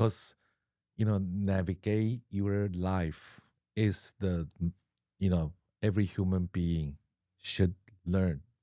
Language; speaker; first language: English; non-native, learner; Chinese